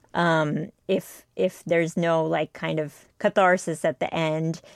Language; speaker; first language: English; native; English